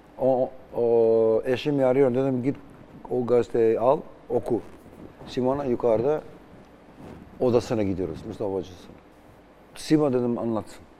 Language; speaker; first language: Turkish; non-native, fluent; Albanian